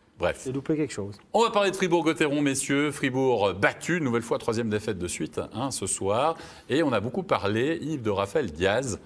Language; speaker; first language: French; native; French